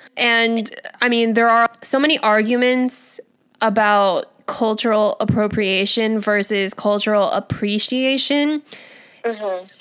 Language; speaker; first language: English; native; English